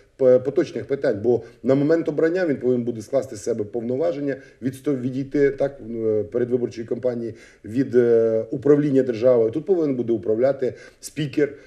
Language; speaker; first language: Ukrainian; native; Ukrainian